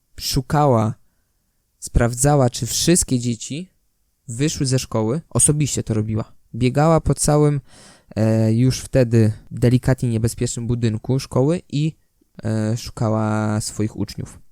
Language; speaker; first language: Polish; native; Polish